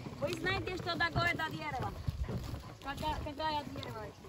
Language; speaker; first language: Russian; non-native, learner; Spanish